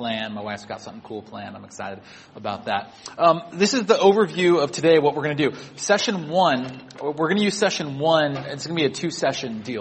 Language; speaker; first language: English; native; English